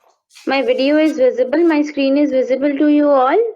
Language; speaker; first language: English; non-native, local second language; Hindi